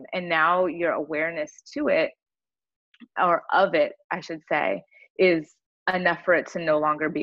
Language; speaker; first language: English; native; English